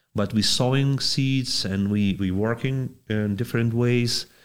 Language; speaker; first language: English; non-native, fluent; Lithuanian